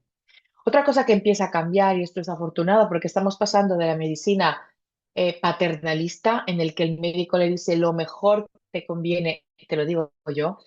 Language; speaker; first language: Spanish; native; Spanish